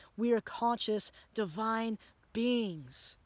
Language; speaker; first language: English; native; English